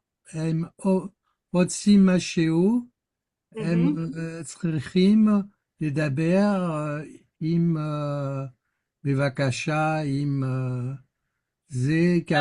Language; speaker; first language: Hebrew; non-native, learner; French